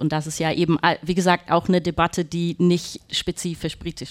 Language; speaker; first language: German; native; German